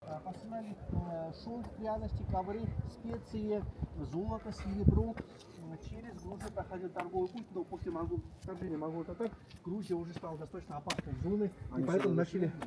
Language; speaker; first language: Russian; non-native, fluent; Georgian